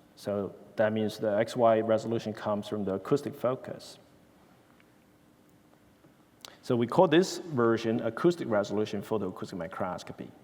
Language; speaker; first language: English; non-native, fluent; Chinese